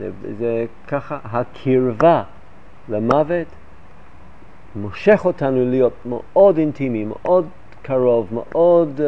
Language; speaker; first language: Hebrew; non-native, fluent; English